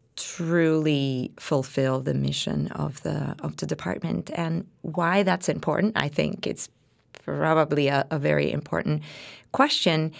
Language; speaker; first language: English; non-native, fluent; Spanish